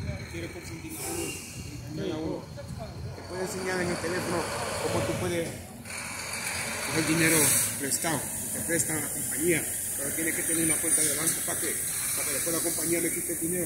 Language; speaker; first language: Spanish; native; Spanish